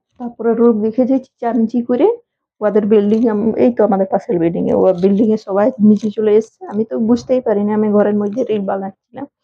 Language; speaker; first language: Bangla; non-native, local second language; Santali